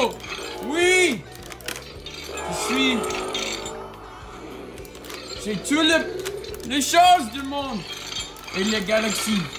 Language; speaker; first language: French; non-native, learner; English